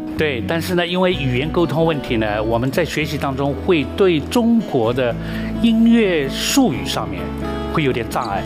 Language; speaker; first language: Chinese; native; Chinese